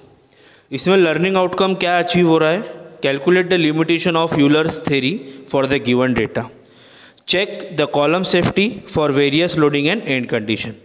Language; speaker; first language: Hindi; non-native, local second language; Marathi